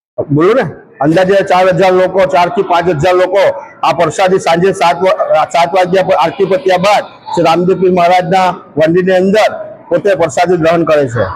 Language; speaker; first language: Gujarati; native; Gujarati